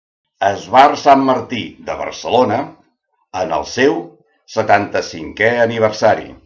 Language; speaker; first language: Catalan; native; Catalan